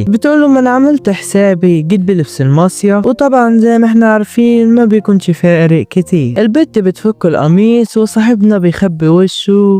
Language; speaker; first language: Arabic; native; Arabic